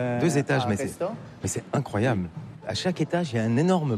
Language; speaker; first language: French; native; French